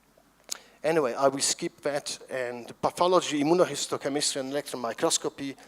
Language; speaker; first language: English; non-native, fluent; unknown